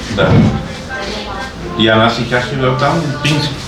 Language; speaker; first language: Russian; non-native, learner; Spanish